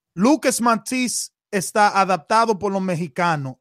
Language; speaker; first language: Spanish; early bilingual, heritage; Spanish